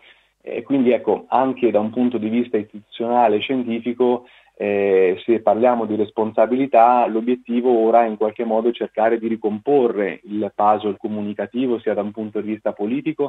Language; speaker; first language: Italian; native; Italian